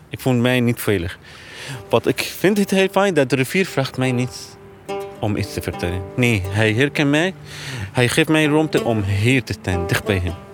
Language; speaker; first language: Dutch; non-native, learner; Arabic